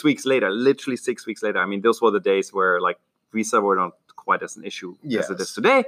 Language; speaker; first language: English; non-native, fluent; German